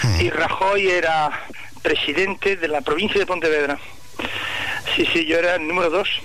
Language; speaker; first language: Spanish; early bilingual, heritage; Spanish